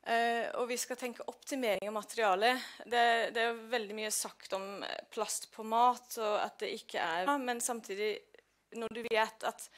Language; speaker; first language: Norwegian; non-native, fluent; English